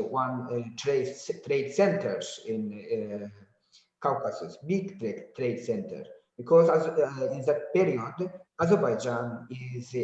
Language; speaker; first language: English; non-native, learner; Azerbaijani